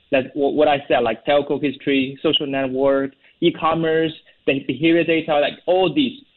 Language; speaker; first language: English; non-native, fluent; Chinese